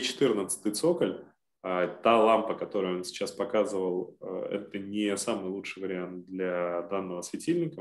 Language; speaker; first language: Russian; native; Russian